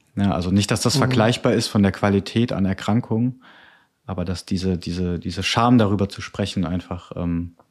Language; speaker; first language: German; native; German